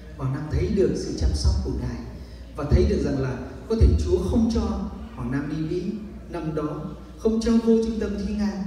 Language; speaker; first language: Vietnamese; native; Vietnamese